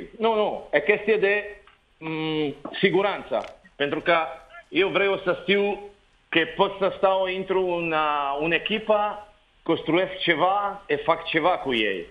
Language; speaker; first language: Romanian; non-native, learner; Italian